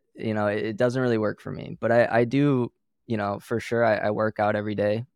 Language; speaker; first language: English; native; English